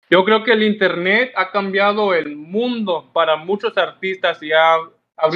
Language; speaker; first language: Spanish; non-native, learner; English